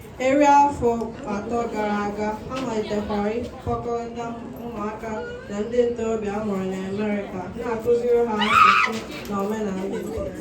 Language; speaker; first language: Igbo; early bilingual, heritage; Igbo